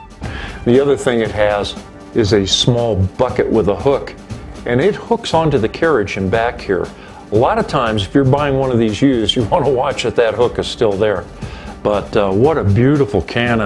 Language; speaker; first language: English; native; English